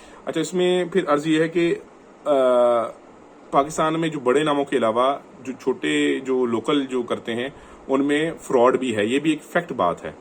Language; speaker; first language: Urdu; non-native, local second language; Punjabi